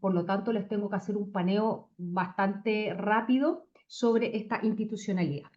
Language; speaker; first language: Spanish; native; Spanish